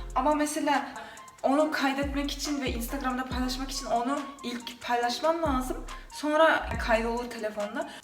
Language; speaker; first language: Turkish; non-native, fluent; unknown